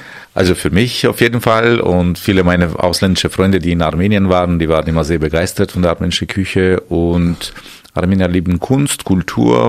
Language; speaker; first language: German; non-native, fluent; Armenian